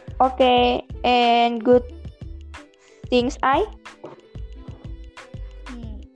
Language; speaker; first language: English; non-native, learner; Indonesian